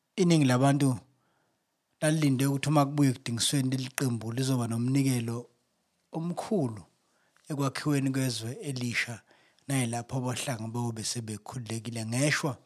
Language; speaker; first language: Zulu; native; Zulu